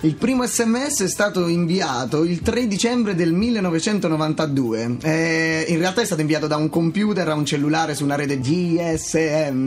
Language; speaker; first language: Italian; native; Italian